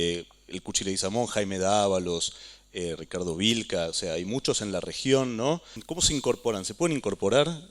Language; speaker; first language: Spanish; native; Spanish